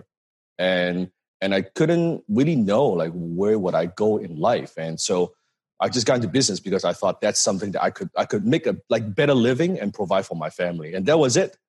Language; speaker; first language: English; non-native, local second language; Cantonese